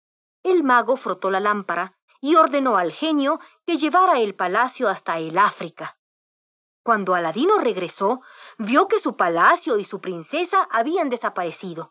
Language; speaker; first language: Spanish; native; Spanish